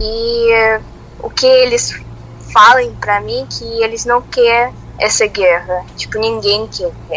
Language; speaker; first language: Portuguese; non-native, fluent; Russian